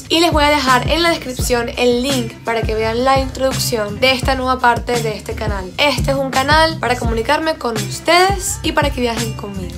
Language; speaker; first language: Spanish; native; Spanish